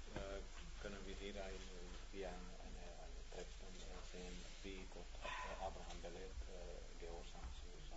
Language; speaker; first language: German; non-native, learner; Hungarian